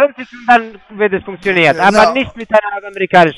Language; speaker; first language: German; non-native, fluent; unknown